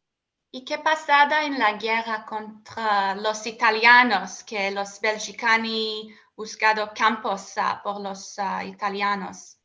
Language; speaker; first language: Spanish; non-native, learner; English